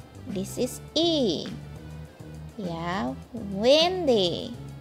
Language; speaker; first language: English; non-native, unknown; Indonesian